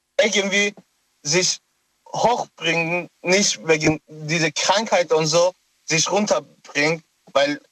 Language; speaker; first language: German; non-native, local second language; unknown